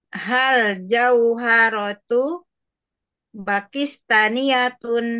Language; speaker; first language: Arabic; non-native, learner; Indonesian